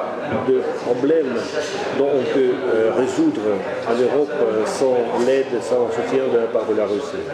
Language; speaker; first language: French; non-native, fluent; Russian